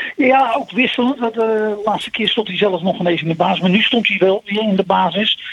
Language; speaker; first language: Dutch; native; Dutch